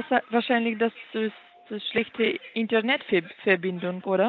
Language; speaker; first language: German; non-native, learner; Russian